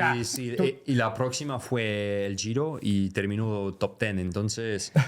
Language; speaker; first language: Spanish; non-native, fluent; French